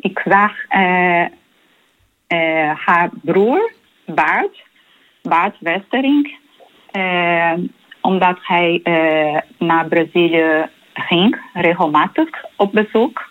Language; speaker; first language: Dutch; non-native, fluent; Portuguese